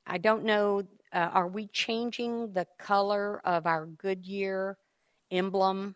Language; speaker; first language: English; native; English